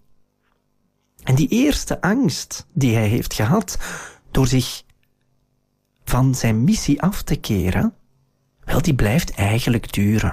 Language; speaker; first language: Dutch; native; Dutch